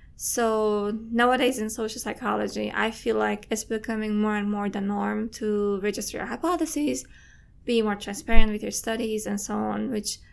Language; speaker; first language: English; non-native, fluent; Turkish